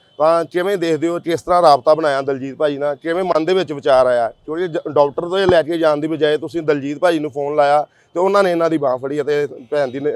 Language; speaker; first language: Punjabi; native; Punjabi